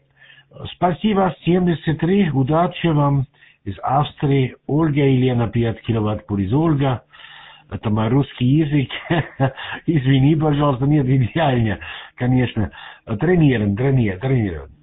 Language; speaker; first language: Russian; non-native, learner; German